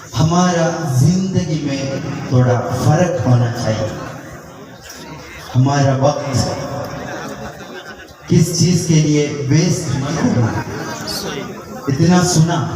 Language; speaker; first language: Urdu; non-native, local second language; Malayalam